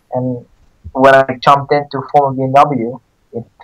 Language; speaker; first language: English; non-native, fluent; Dutch